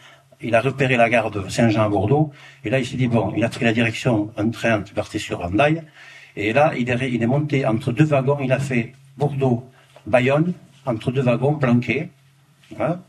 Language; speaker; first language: French; native; French